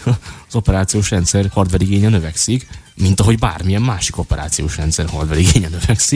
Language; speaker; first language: Hungarian; native; Hungarian